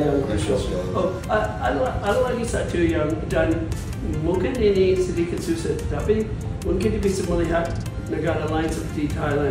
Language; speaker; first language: Indonesian; non-native, fluent; English